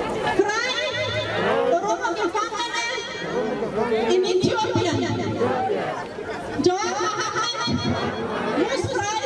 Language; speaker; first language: German; non-native, learner; Oromo